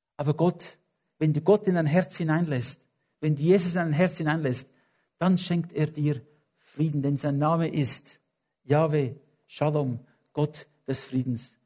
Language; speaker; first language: German; non-native, fluent; English